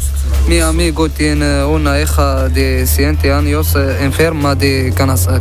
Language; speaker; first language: Spanish; non-native, learner; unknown